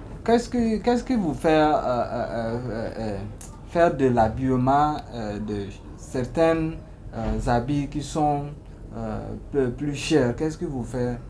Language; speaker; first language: French; non-native, learner; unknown